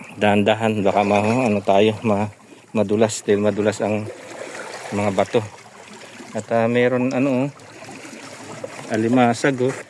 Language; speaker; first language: Filipino; non-native, local second language; Pampanga